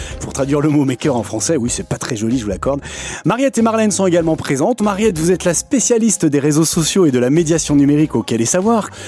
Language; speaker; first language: French; native; French